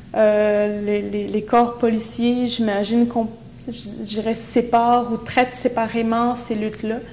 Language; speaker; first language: French; non-native, local second language; Innu-aimun